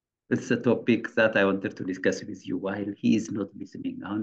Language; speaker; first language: English; non-native, fluent; Amharic